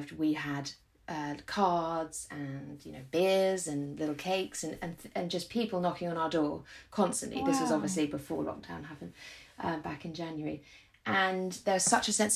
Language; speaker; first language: English; native; English